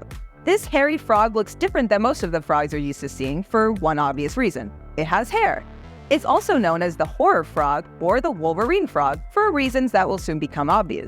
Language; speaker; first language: English; native; English